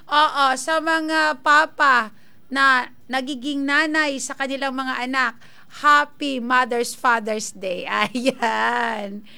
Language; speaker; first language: Filipino; non-native, local second language; Hiligaynon